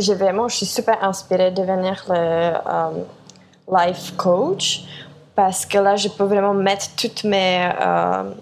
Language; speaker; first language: French; non-native, fluent; Czech